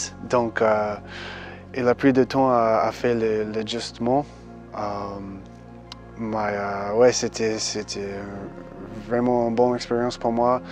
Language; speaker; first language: French; early bilingual, heritage; English